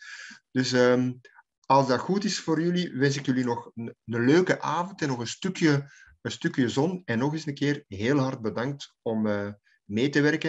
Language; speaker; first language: Dutch; native; Dutch